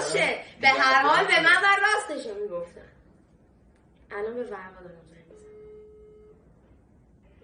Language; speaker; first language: Persian; native; Persian